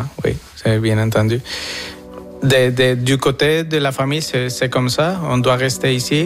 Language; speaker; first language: French; non-native, learner; Spanish